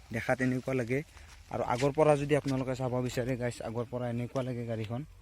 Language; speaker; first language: Assamese; native; Assamese